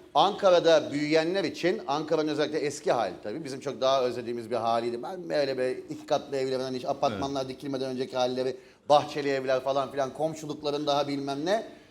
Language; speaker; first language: Turkish; native; Turkish